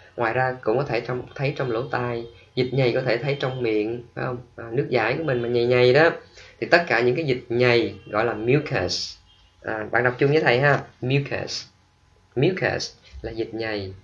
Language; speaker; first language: Vietnamese; native; Vietnamese